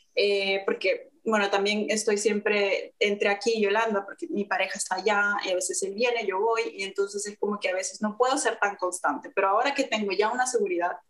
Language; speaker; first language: Spanish; native; Spanish